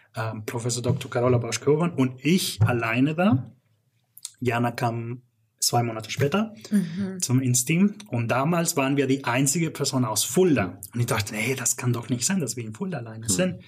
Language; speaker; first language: German; non-native, fluent; English